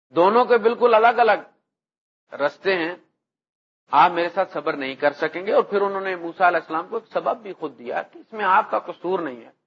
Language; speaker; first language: Urdu; non-native, local second language; Punjabi